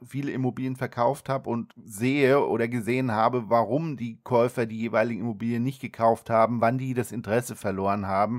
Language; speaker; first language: German; native; German